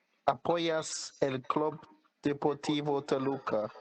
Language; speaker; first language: Spanish; non-native, learner; English